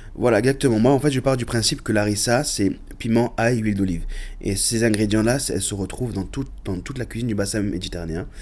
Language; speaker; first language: French; early bilingual, other home language; Arabic